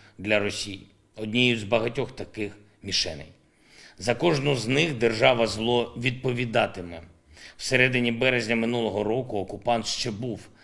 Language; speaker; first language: Ukrainian; non-native, local second language; Russian